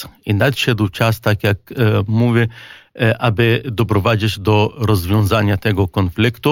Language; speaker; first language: Polish; non-native, fluent; Arabic